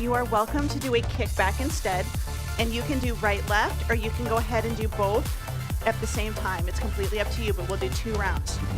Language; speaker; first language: English; native; English